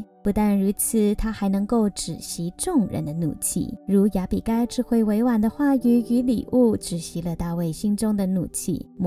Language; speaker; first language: Chinese; native; Chinese